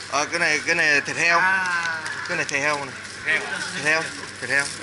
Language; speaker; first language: Vietnamese; native; Vietnamese